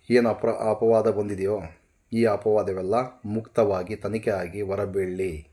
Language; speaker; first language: Kannada; native; Kannada